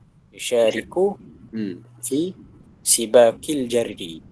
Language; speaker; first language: Arabic; non-native, learner; Malay